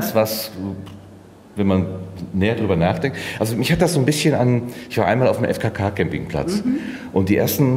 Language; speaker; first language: German; native; German